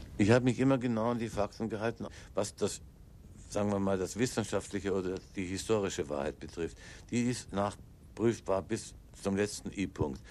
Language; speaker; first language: German; non-native, local second language; English